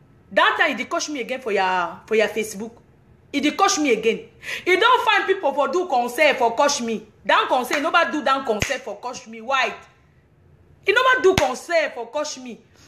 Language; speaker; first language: English; non-native, local second language; French